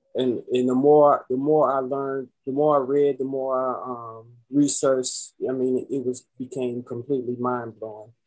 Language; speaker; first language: English; native; English